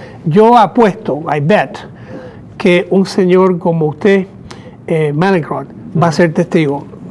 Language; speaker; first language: Spanish; native; Spanish